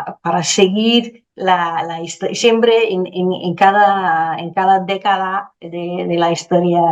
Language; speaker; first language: Spanish; non-native, fluent; Danish